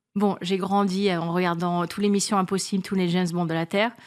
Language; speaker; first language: French; native; French